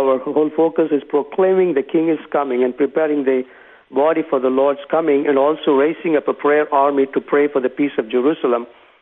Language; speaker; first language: English; non-native, local second language; Tamil